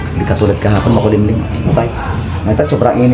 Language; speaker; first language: Filipino; native; Filipino